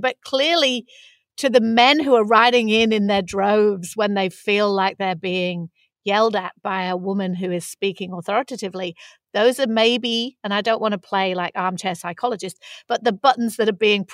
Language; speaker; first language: English; native; English